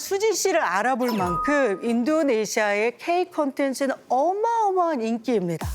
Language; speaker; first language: Korean; native; Korean